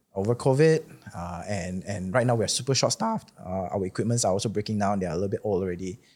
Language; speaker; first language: English; non-native, local second language; Chinese